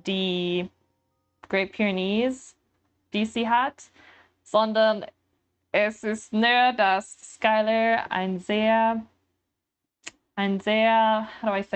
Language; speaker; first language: German; non-native, learner; English